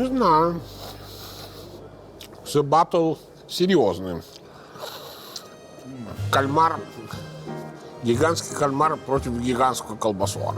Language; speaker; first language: Ukrainian; non-native, fluent; Italian